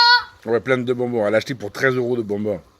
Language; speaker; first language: French; native; French